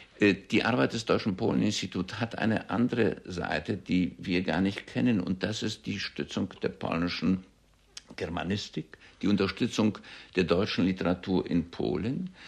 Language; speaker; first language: German; early bilingual, heritage; German